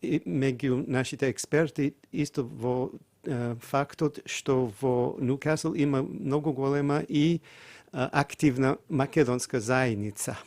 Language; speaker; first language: Macedonian; non-native, fluent; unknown